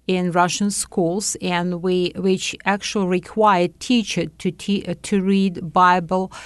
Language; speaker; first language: English; non-native, fluent; Latvian